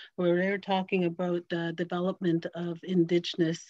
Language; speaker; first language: English; native; English